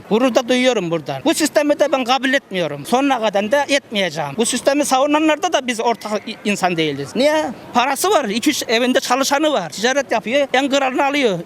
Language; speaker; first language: Turkish; native; Turkish